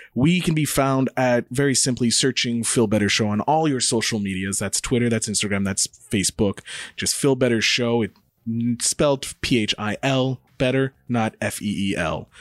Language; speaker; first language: English; native; English